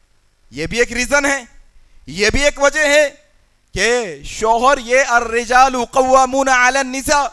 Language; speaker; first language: Urdu; native; Urdu